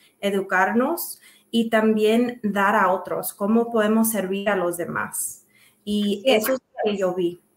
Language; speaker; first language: Spanish; early bilingual, other home language; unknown